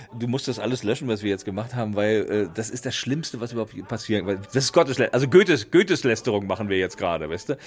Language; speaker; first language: German; native; German